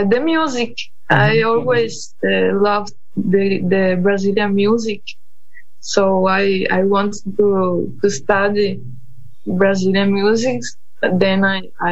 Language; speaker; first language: English; non-native, learner; Spanish